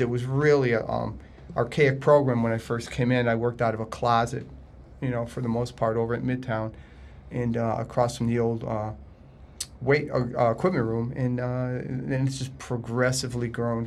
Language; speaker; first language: English; native; English